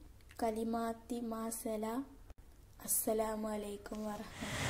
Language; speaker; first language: Arabic; non-native, learner; Malayalam